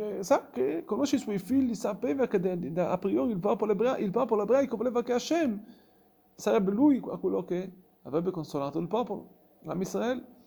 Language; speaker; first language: Italian; non-native, fluent; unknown